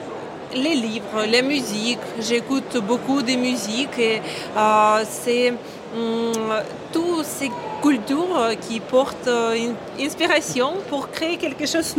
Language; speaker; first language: French; non-native, learner; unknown